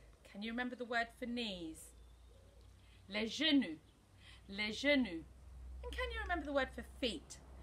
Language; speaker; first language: English; native; English